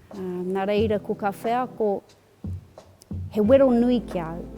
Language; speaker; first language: Māori; non-native, local second language; English